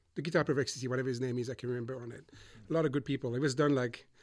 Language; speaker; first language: English; non-native, fluent; French